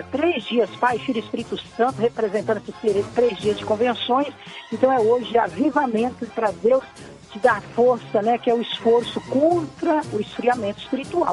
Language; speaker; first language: Portuguese; native; Portuguese